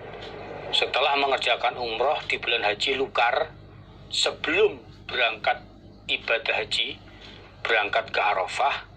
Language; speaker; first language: Indonesian; non-native, local second language; Javanese